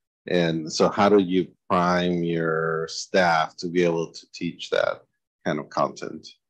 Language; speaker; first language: English; native; English